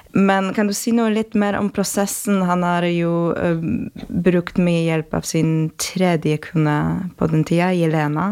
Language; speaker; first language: Norwegian; non-native, fluent; Polish